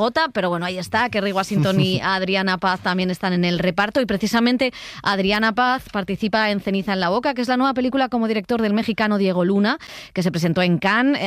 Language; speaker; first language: Spanish; native; Spanish